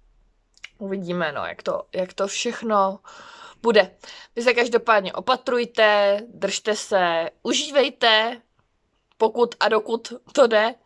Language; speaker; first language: Czech; native; Czech